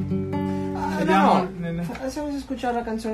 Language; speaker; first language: Italian; native; Italian